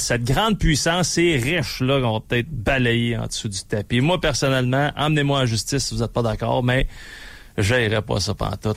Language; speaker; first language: French; native; French